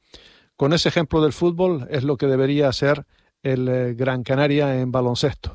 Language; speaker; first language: Spanish; native; Spanish